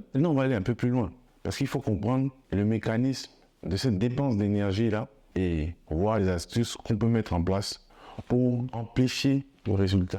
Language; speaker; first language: French; native; French